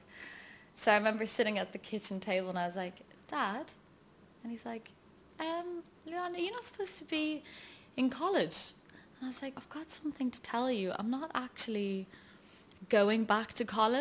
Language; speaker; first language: English; native; English